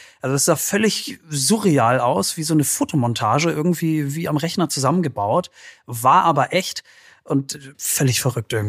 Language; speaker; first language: German; native; German